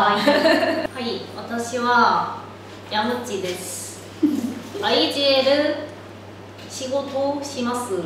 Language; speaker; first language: Japanese; non-native, learner; Korean